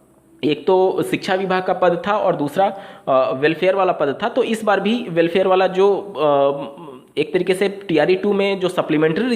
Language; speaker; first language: Hindi; native; Hindi